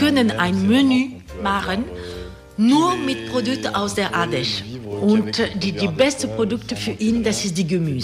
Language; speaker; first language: German; non-native, learner; French